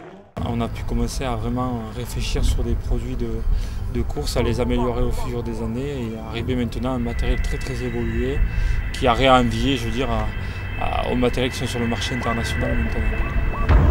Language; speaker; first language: French; native; French